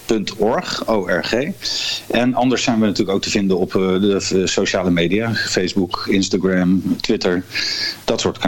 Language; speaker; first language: Dutch; native; Dutch